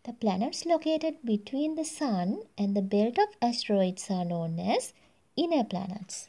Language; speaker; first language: English; non-native, local second language; Sinhala